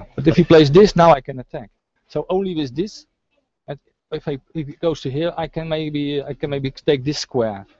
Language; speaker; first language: English; non-native, fluent; Dutch